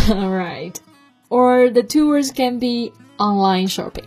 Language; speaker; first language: English; non-native, fluent; Chinese